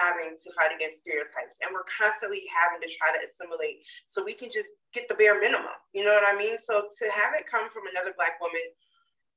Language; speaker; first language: English; native; English